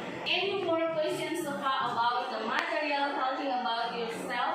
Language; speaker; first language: English; non-native, learner; Indonesian